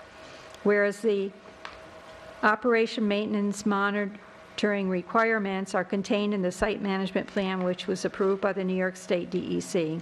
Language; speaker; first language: English; native; English